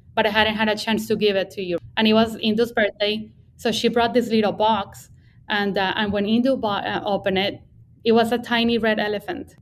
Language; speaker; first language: English; non-native, fluent; Spanish